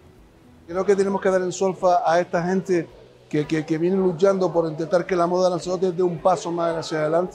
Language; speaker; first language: Spanish; native; Spanish